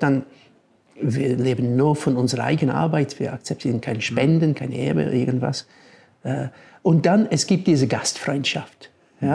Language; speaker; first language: German; non-native, fluent; English